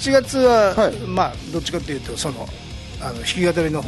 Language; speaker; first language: Japanese; native; Japanese